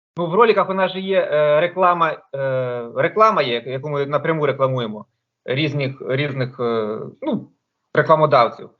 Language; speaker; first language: Ukrainian; non-native, local second language; Russian